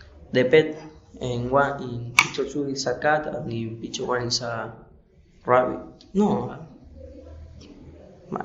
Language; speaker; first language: English; non-native, learner; Spanish